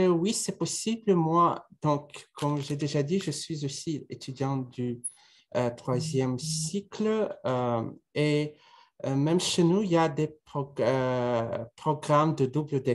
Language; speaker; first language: French; non-native, fluent; Russian